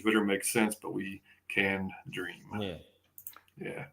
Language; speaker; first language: English; native; English